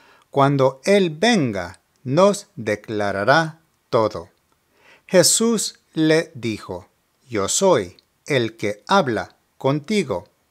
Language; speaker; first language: Spanish; early bilingual, heritage; Spanish